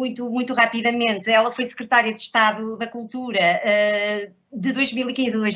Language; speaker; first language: Portuguese; native; Portuguese